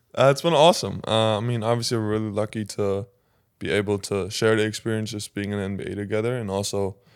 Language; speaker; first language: English; non-native, fluent; German